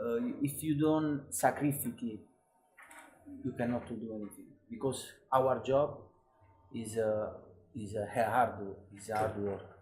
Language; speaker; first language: English; non-native, learner; Italian